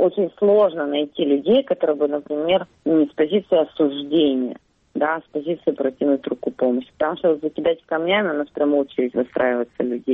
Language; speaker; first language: Russian; native; Russian